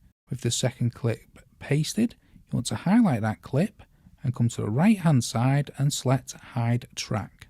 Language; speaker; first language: English; native; English